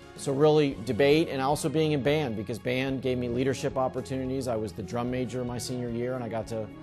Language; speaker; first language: English; native; English